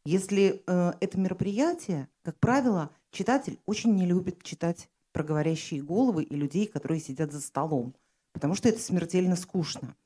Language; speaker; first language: Russian; native; Russian